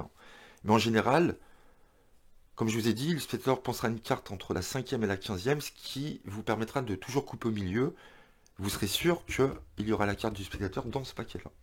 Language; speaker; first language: French; native; French